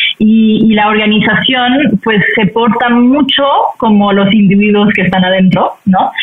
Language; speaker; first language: Spanish; non-native, fluent; French